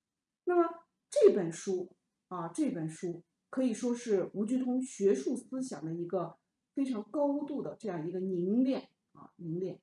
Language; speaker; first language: Chinese; native; Chinese